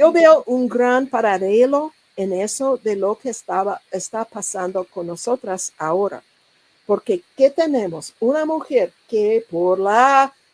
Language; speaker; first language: Spanish; non-native, learner; English